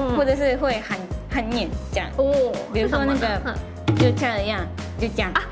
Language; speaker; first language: Chinese; non-native, fluent; Japanese